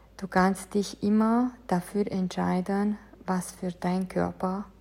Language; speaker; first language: German; non-native, fluent; Romanian